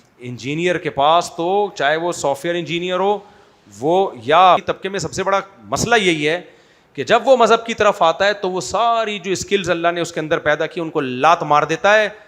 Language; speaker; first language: Urdu; native; Urdu